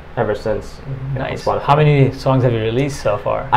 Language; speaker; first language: English; native; English